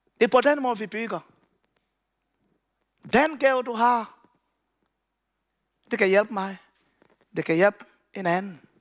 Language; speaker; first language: Danish; non-native, learner; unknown